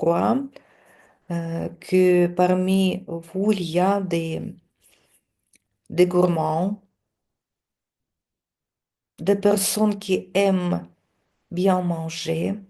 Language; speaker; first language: French; non-native, fluent; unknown